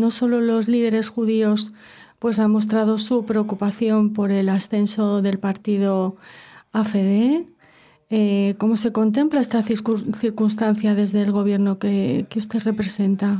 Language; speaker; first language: Spanish; native; Spanish